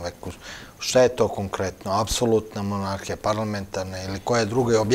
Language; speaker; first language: Croatian; native; Croatian